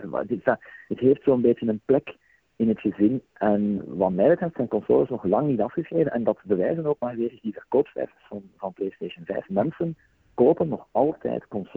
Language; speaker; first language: Dutch; native; Dutch